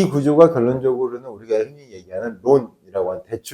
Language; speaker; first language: Korean; native; Korean